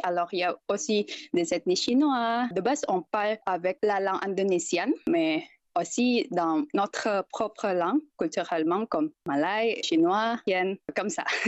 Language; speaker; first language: French; non-native, fluent; Indonesian